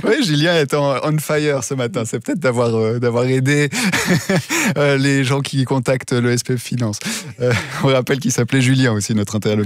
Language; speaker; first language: French; native; French